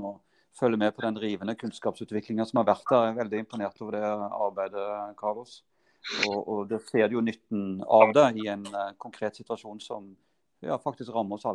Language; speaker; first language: Norwegian; native; Norwegian